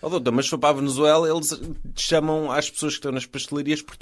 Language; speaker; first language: Portuguese; native; Portuguese